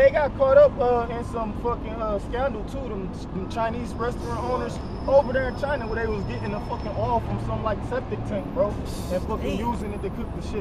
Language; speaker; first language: English; native; English